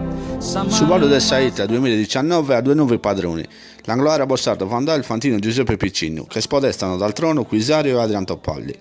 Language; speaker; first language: Italian; native; Italian